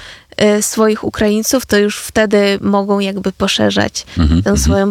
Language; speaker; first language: Polish; non-native, fluent; Ukrainian